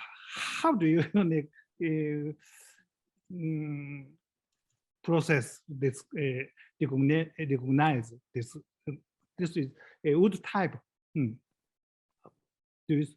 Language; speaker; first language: English; non-native, learner; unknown